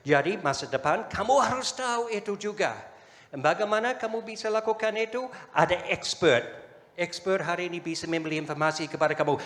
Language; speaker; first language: Indonesian; non-native, fluent; English